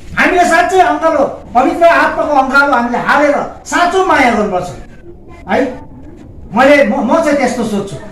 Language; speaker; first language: Nepali; non-native, local second language; Limbu